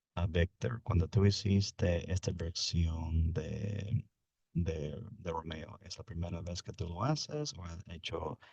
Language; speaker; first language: Spanish; early bilingual, heritage; Spanish